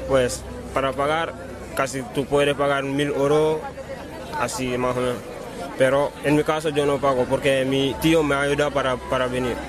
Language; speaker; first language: Spanish; non-native, learner; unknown